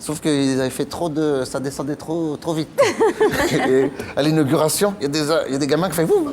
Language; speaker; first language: French; native; French